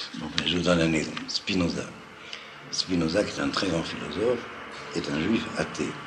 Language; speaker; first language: French; non-native, local second language; Arabic